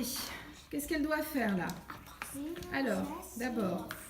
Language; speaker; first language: French; native; French